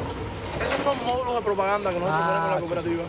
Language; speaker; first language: Spanish; native; Spanish